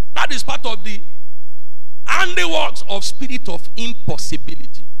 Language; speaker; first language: English; non-native, local second language; Yoruba